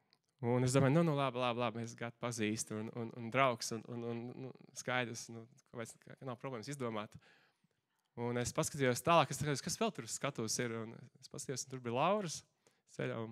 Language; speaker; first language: Latvian; native; Latvian